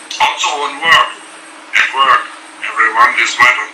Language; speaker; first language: English; non-native, fluent; German